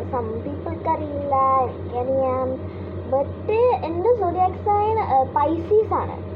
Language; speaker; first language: Malayalam; early bilingual, heritage; Malayalam